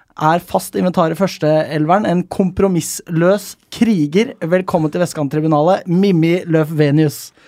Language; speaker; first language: Norwegian; native; Norwegian